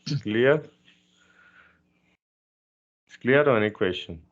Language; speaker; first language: English; non-native, fluent; Spanish